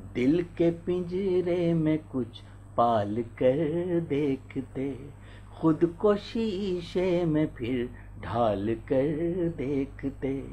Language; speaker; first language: Hindi; native; Hindi